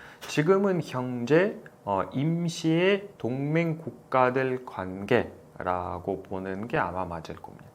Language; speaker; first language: Korean; non-native, fluent; Russian